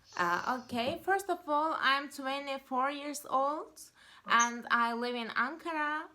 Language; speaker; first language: English; non-native, learner; Turkish